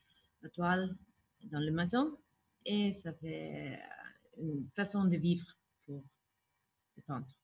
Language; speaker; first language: French; non-native, fluent; Norwegian